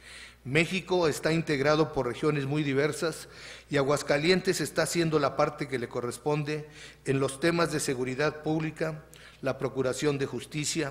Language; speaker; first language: Spanish; native; Spanish